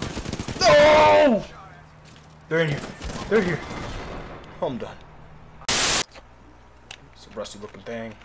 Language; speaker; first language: English; native; English